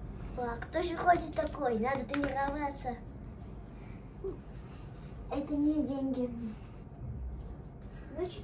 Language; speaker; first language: Russian; early bilingual, heritage; Hebrew